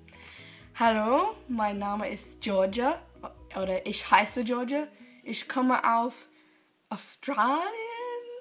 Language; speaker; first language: German; non-native, learner; English